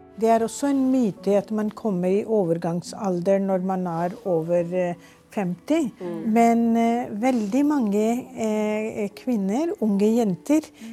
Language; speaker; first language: Norwegian; non-native, fluent; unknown